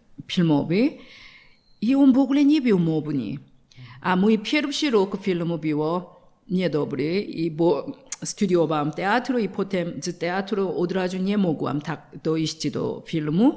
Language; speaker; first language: Polish; non-native, learner; Korean